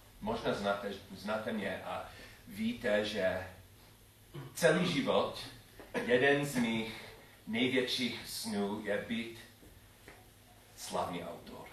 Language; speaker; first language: Czech; non-native, learner; English